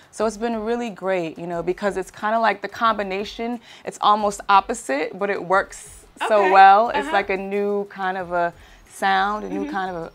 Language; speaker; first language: English; native; English